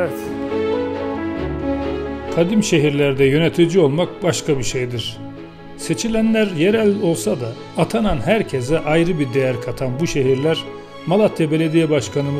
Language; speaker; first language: Turkish; native; Turkish